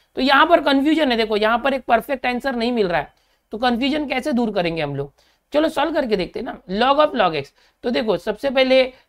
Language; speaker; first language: Hindi; native; Hindi